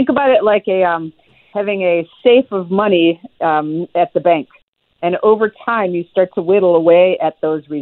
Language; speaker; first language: English; native; English